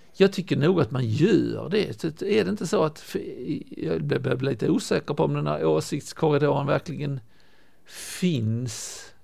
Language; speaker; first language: Swedish; native; Swedish